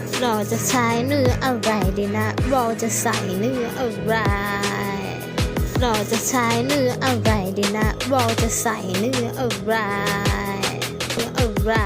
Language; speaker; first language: Thai; native; Thai